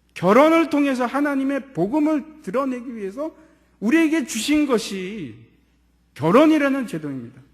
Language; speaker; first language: Korean; native; Korean